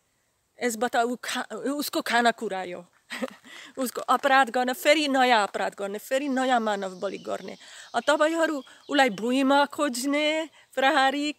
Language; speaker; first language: Nepali; non-native, fluent; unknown